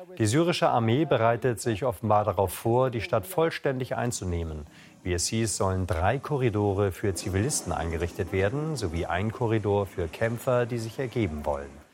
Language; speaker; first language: German; native; German